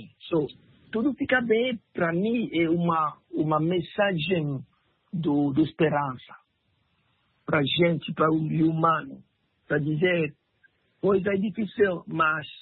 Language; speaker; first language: Portuguese; non-native, learner; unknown